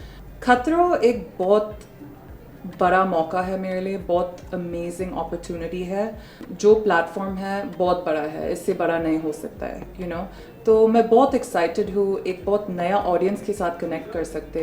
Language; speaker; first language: Hindi; non-native, local second language; English